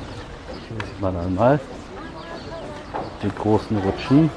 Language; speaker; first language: German; native; German